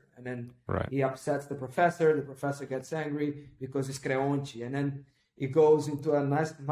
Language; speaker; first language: English; non-native, fluent; Portuguese